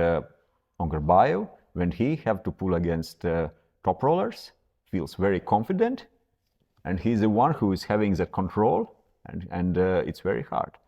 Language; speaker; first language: English; non-native, fluent; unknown